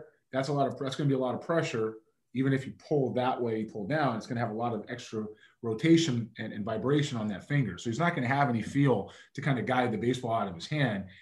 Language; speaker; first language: English; native; English